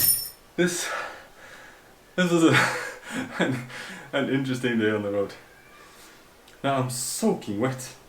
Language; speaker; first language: English; non-native, fluent; Norwegian